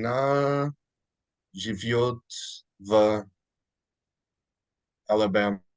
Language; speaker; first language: Russian; non-native, learner; English